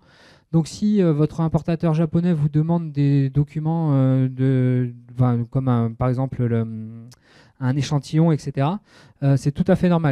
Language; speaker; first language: French; native; French